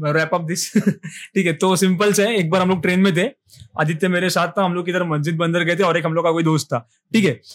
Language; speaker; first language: Hindi; non-native, local second language; Marathi